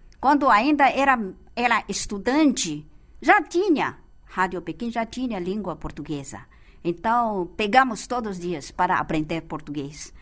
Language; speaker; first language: Portuguese; non-native, fluent; Chinese